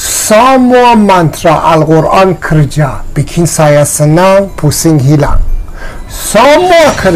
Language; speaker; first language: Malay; non-native, learner; Persian